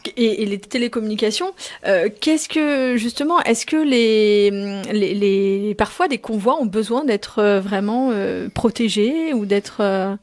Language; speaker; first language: French; native; French